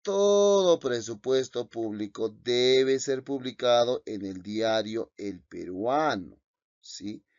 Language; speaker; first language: Spanish; native; Spanish